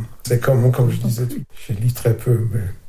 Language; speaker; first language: French; non-native, fluent; German